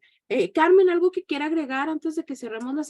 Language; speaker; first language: Spanish; native; Spanish